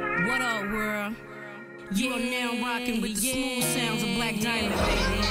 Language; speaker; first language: English; native; English